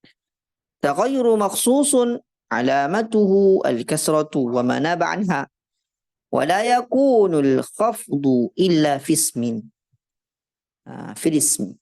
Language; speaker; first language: Arabic; non-native, fluent; Indonesian